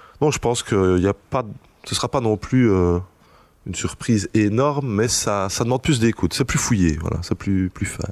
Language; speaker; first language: French; native; French